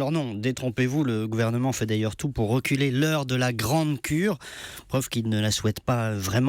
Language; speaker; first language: French; native; French